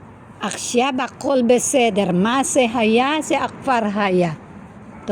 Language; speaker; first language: Hebrew; non-native, learner; Filipino